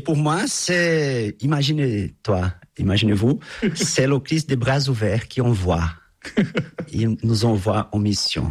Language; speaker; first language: French; non-native, fluent; Portuguese